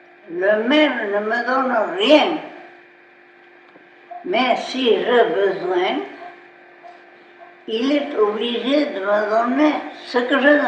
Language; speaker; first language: French; non-native, local second language; Basque